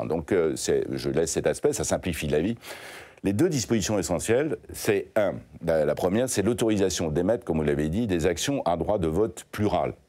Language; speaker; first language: French; native; French